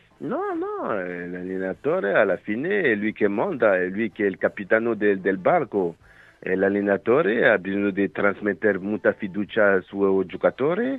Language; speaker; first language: Italian; non-native, fluent; French